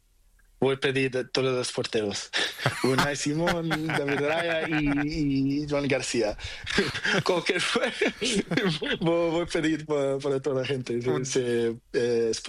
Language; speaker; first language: Spanish; non-native, learner; Portuguese